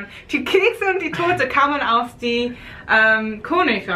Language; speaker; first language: German; non-native, learner; English